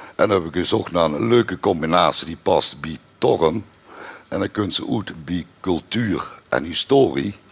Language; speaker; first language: Dutch; native; Dutch